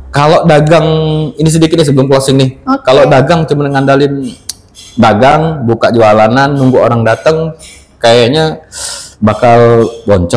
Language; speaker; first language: Indonesian; native; Indonesian